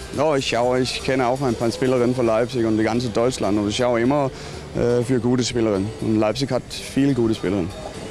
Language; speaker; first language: German; non-native, fluent; Danish